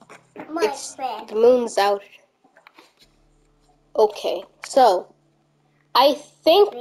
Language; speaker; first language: English; native; English